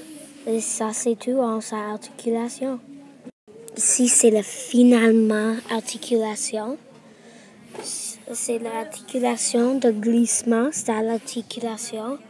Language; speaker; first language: French; non-native, learner; English